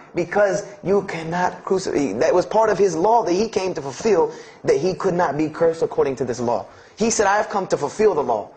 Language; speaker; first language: English; native; English